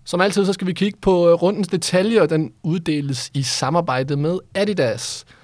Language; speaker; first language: Danish; native; Danish